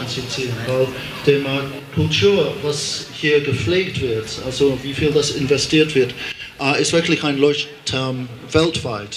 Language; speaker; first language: German; non-native, fluent; English